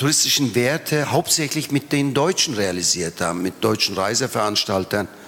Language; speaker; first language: German; non-native, fluent; Turkish